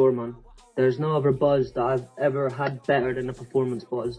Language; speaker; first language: English; native; English